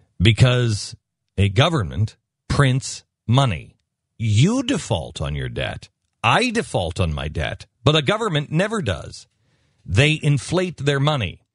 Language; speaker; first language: English; native; English